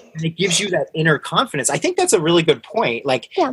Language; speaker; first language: English; early bilingual, other home language; Hindi